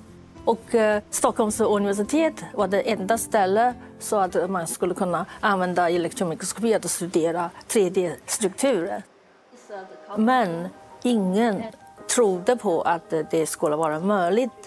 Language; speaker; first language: Swedish; non-native, fluent; Chinese